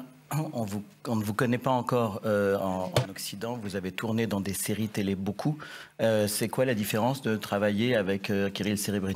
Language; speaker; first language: French; native; French